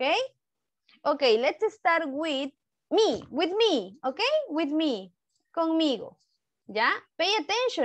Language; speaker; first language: English; non-native, fluent; Spanish